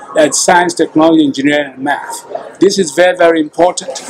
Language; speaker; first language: English; non-native, local second language; Akan